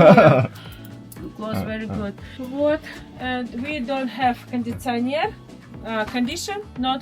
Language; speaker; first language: English; non-native, learner; Russian